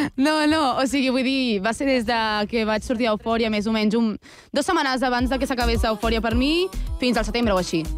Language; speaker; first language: Catalan; non-native, local second language; Spanish